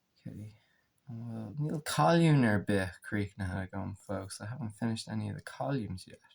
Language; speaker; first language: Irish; non-native, local second language; English